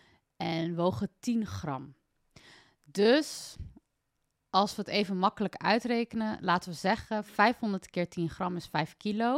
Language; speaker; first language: Dutch; native; Dutch